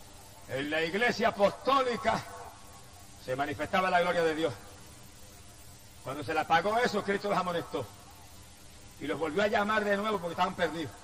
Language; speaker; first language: Spanish; native; Spanish